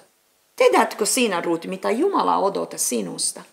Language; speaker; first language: Finnish; non-native, learner; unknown